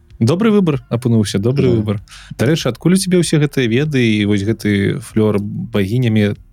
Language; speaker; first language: Belarusian; non-native, local second language; Russian